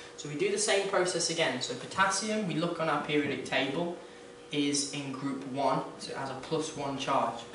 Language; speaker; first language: English; native; English